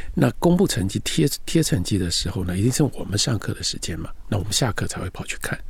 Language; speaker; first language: Chinese; native; Chinese